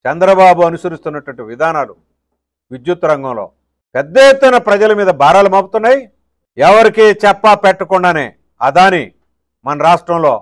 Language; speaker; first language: Telugu; native; Telugu